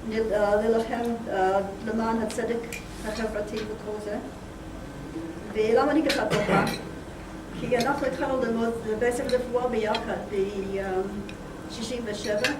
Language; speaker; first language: Hebrew; non-native, fluent; English